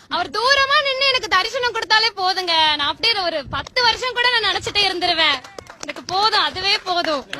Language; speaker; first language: Tamil; native; Tamil